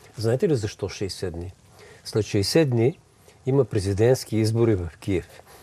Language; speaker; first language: Bulgarian; native; Bulgarian